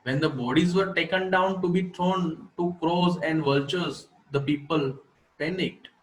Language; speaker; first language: English; non-native, local second language; Gujarati